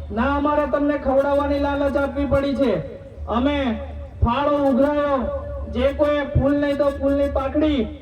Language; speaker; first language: Gujarati; non-native, local second language; Rathawi